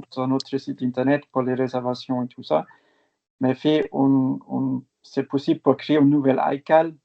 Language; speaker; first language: French; non-native, fluent; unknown